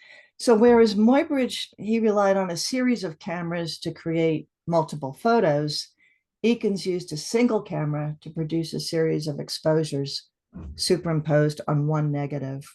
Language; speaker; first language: English; native; English